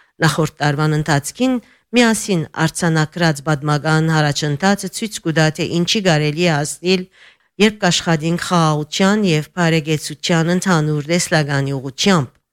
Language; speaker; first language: Armenian; early bilingual, heritage; Armenian